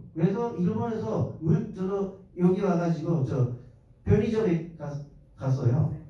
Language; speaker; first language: Korean; non-native, fluent; Japanese